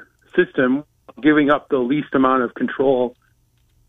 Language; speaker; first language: English; native; English